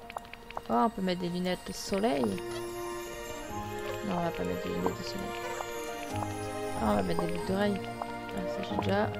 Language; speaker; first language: French; native; French